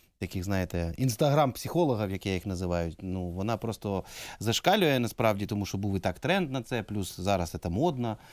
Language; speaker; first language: Ukrainian; native; Ukrainian